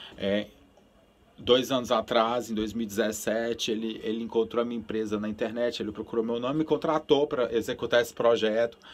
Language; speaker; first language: Portuguese; early bilingual, other home language; Spanish